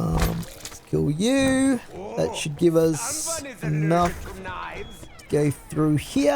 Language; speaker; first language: English; native; English